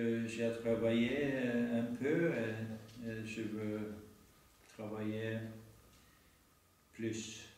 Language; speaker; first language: French; non-native, fluent; Norwegian